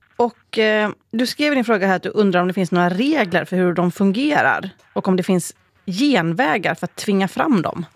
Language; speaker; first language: Swedish; native; Swedish